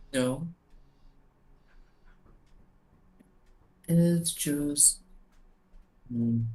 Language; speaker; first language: English; non-native, learner; Chinese